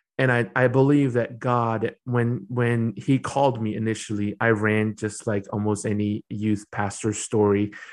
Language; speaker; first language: English; early bilingual, other home language; Burmese